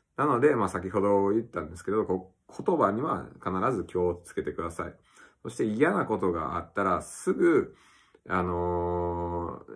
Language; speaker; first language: Japanese; early bilingual, other home language; English